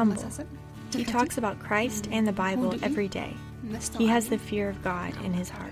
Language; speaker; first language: English; non-native, fluent; Arabic